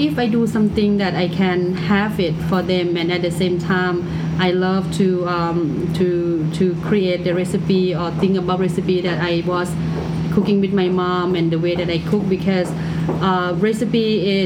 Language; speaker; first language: English; non-native, learner; Thai